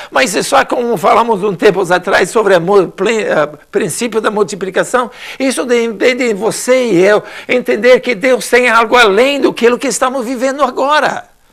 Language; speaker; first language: Portuguese; non-native, fluent; English